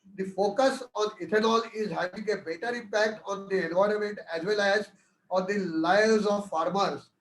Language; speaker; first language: English; non-native, local second language; Marathi